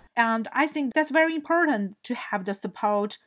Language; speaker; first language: English; non-native, fluent; Chinese